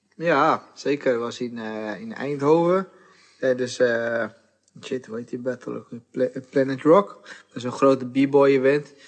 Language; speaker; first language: Dutch; early bilingual, other home language; Portuguese